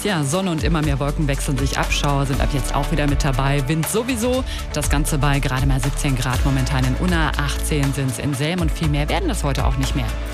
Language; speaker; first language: German; native; German